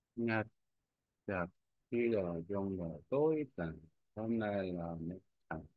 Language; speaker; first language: Vietnamese; non-native, learner; Korean